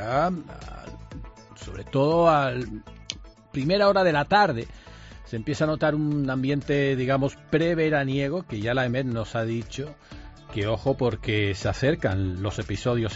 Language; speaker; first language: Spanish; native; Spanish